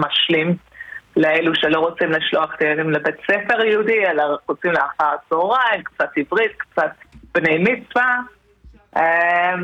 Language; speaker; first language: Hebrew; non-native, fluent; English